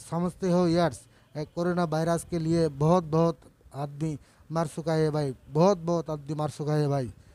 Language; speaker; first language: Hindi; non-native, learner; Bangla